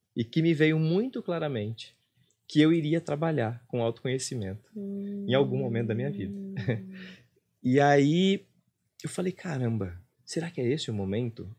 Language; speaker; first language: Portuguese; native; Portuguese